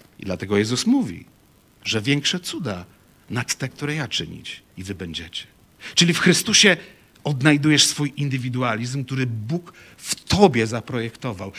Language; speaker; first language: Polish; native; Polish